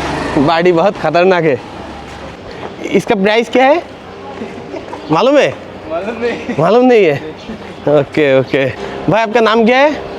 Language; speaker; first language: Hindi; non-native, learner; Bangla